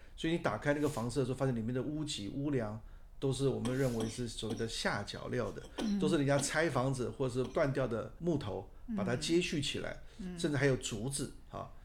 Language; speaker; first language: Chinese; native; Chinese